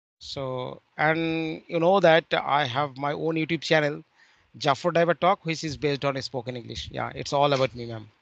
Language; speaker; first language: English; non-native, learner; Bangla